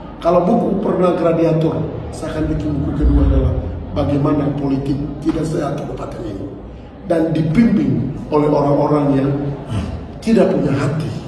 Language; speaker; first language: Indonesian; native; Indonesian